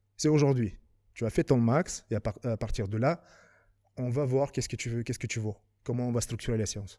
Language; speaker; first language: French; non-native, fluent; Lithuanian